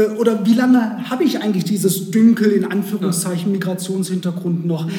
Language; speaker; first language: German; native; German